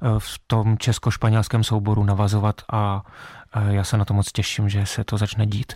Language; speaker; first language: Czech; native; Czech